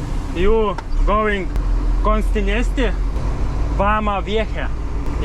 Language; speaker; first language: English; non-native, learner; Lithuanian